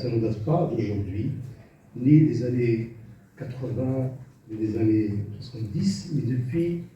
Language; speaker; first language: French; non-native, local second language; Arabic